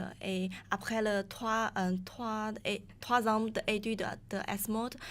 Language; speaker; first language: French; non-native, learner; Chinese